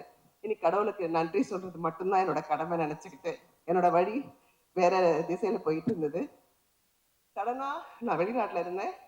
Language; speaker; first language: Tamil; native; Tamil